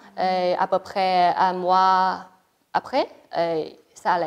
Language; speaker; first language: French; non-native, fluent; Chinese